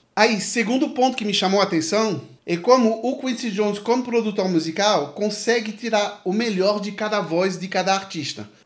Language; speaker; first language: Portuguese; non-native, fluent; French